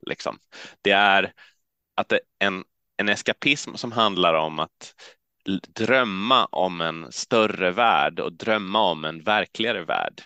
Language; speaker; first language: Swedish; native; Swedish